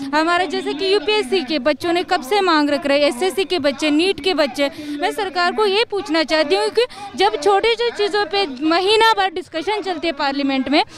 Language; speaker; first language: Hindi; non-native, local second language; Kannada